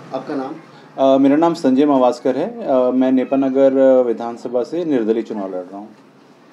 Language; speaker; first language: Hindi; native; Hindi